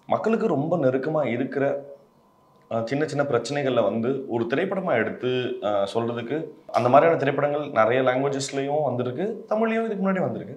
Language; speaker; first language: Tamil; native; Tamil